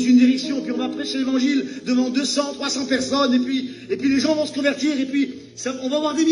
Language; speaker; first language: French; native; French